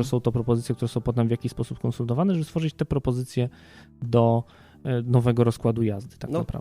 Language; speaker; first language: Polish; native; Polish